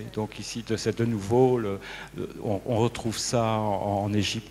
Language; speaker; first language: French; native; French